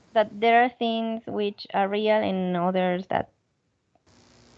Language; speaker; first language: English; non-native, fluent; Spanish